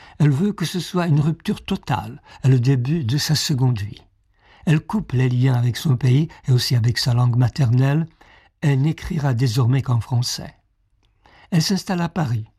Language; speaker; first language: French; non-native, fluent; Czech